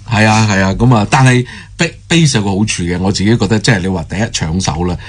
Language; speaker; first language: Cantonese; native; Cantonese